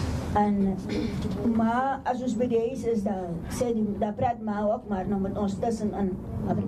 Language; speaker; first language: Dutch; non-native, local second language; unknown